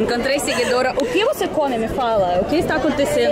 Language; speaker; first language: Portuguese; non-native, fluent; Russian